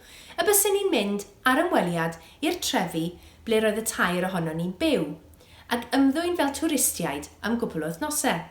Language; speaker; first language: Welsh; native; Welsh